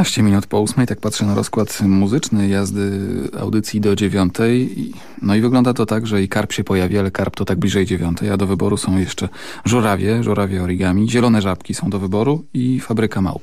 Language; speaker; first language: Polish; native; Polish